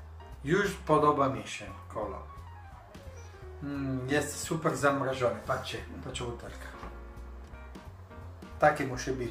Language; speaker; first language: Polish; non-native, learner; Italian